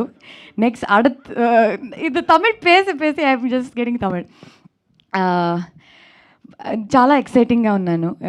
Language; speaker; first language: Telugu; non-native, learner; Kannada